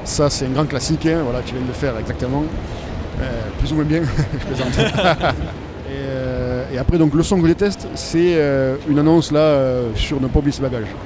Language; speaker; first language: French; native; French